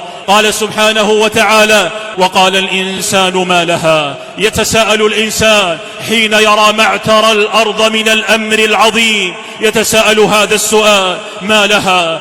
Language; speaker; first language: Arabic; native; Arabic